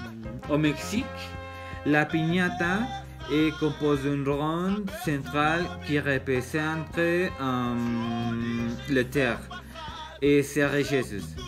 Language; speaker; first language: French; non-native, learner; Spanish